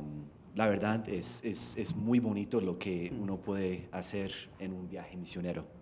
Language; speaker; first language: Spanish; non-native, fluent; English